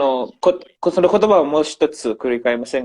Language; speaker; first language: Japanese; non-native, learner; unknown